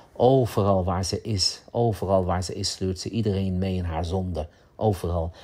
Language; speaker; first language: Dutch; early bilingual, other home language; Arabic